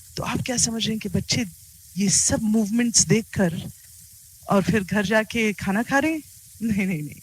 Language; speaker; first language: Urdu; native; Urdu